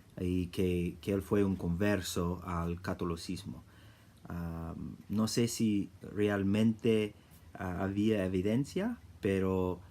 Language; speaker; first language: Spanish; non-native, fluent; English